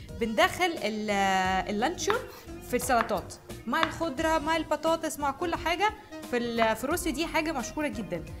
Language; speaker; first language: Arabic; non-native, fluent; Russian